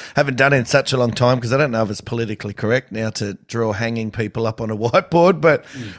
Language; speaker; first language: English; native; English